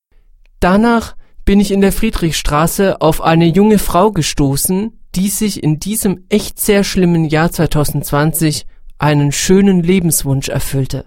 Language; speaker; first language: German; native; German